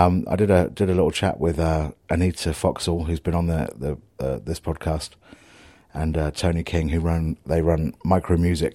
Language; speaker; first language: English; native; English